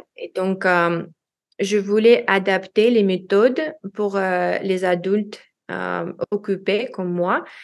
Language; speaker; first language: French; non-native, learner; Russian